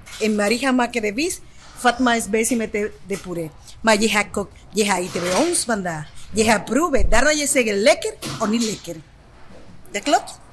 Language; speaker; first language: Dutch; non-native, learner; Spanish